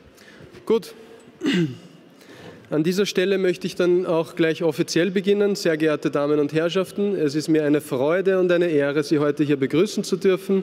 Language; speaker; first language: German; native; German